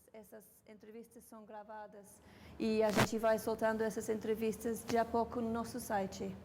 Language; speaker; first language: Portuguese; non-native, fluent; English